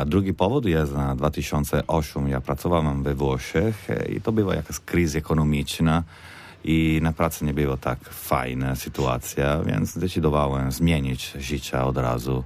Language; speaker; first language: Polish; non-native, learner; Italian